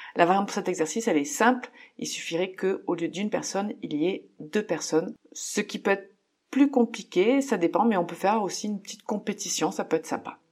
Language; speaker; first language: French; native; French